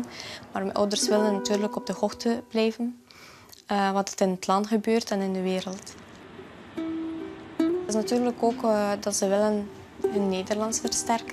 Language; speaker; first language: Dutch; non-native, fluent; French